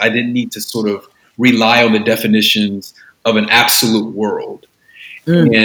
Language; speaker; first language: English; native; English